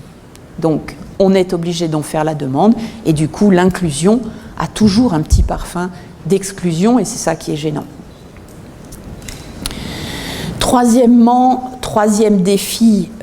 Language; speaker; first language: French; native; French